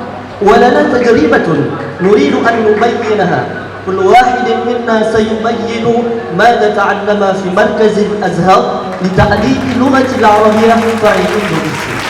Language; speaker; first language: Arabic; non-native, learner; Indonesian